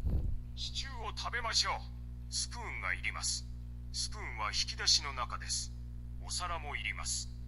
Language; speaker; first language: Japanese; non-native, learner; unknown